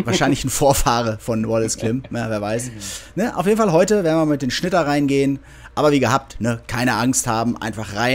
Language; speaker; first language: German; native; German